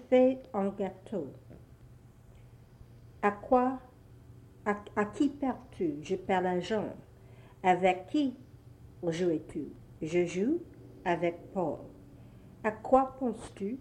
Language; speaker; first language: French; non-native, learner; English